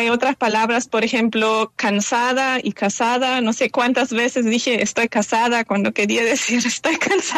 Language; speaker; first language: Spanish; non-native, fluent; German